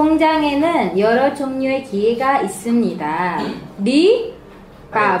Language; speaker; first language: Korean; non-native, fluent; Indonesian